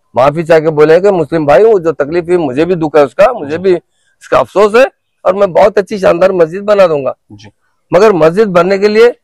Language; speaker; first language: Hindi; non-native, local second language; Urdu